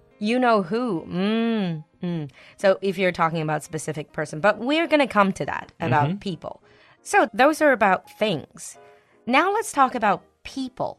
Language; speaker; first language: English; non-native, fluent; Chinese